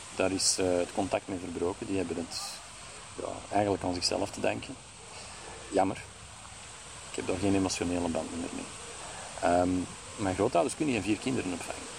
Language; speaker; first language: Dutch; native; Dutch